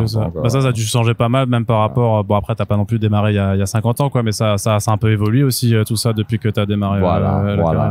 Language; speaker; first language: French; native; French